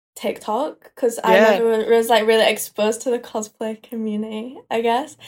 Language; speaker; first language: English; native; English